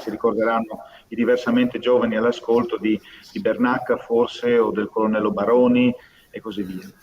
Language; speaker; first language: Italian; native; Italian